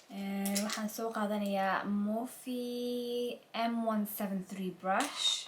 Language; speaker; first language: Somali; early bilingual, heritage; Somali